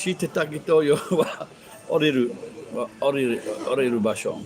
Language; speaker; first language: Japanese; non-native, learner; English